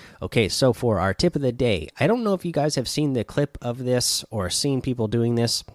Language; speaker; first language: English; native; English